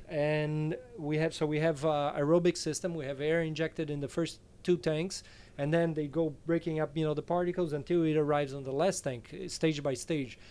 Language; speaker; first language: English; non-native, fluent; Portuguese